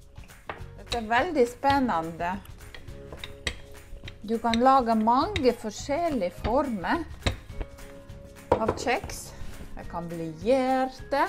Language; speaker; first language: Norwegian; non-native, learner; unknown